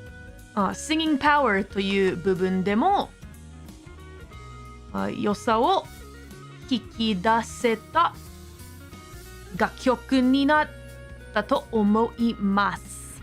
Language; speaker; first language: Japanese; non-native, learner; English